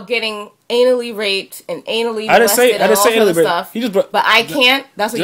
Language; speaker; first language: English; native; English